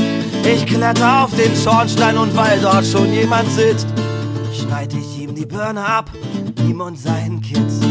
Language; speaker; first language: German; native; German